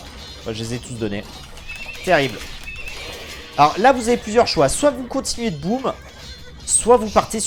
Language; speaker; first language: French; native; French